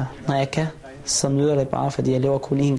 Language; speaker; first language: Danish; non-native, fluent; Arabic